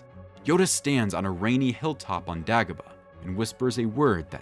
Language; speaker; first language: English; native; English